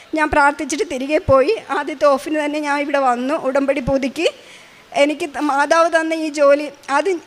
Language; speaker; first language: Malayalam; native; Malayalam